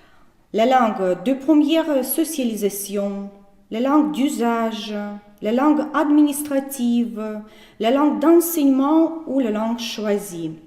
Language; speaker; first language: French; non-native, fluent; Russian